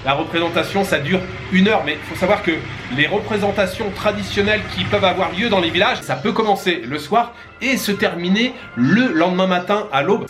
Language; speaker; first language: French; native; French